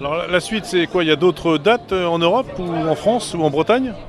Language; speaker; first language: French; native; French